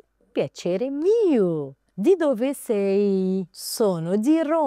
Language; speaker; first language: Italian; non-native, learner; Arabic